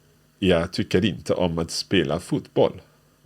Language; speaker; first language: Swedish; non-native, learner; English